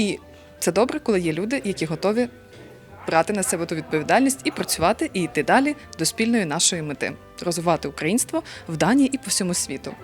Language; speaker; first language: Ukrainian; native; Ukrainian